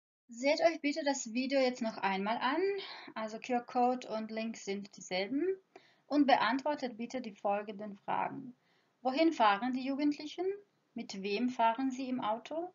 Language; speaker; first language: German; non-native, fluent; Croatian